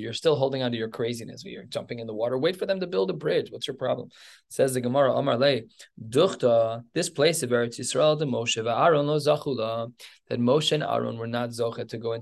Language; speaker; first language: English; native; English